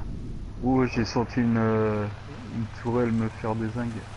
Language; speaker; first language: French; native; French